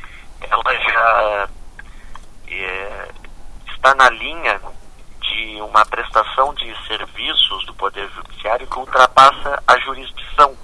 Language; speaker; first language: Portuguese; native; Portuguese